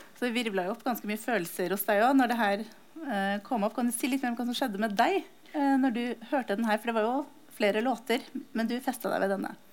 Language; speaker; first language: Norwegian; native; Norwegian